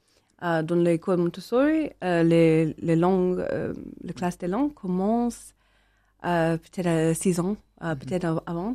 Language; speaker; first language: French; non-native, learner; English